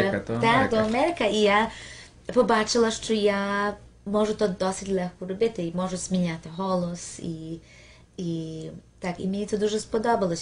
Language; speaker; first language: Ukrainian; early bilingual, heritage; Ukrainian